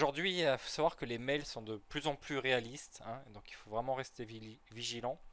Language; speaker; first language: French; native; French